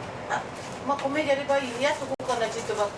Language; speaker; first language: Japanese; native; Japanese